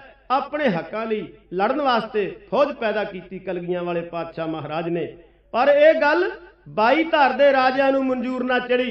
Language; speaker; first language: Punjabi; native; Punjabi